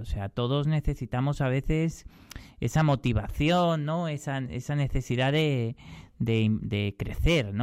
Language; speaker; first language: Spanish; native; Spanish